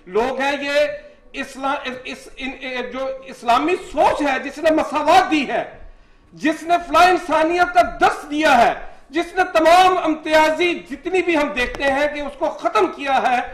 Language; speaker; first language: Urdu; native; Urdu